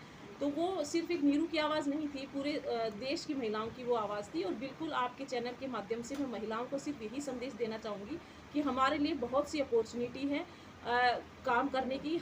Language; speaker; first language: Hindi; native; Hindi